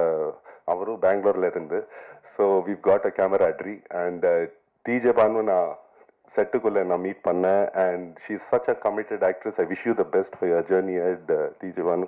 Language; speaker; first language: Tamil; non-native, local second language; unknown